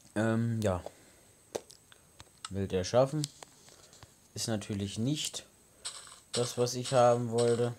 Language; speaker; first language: German; native; German